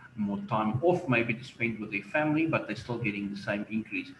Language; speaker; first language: English; non-native, local second language; Afrikaans